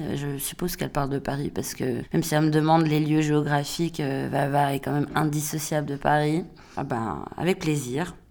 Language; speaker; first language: French; native; French